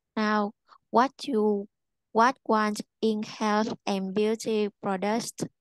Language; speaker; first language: English; non-native, learner; Vietnamese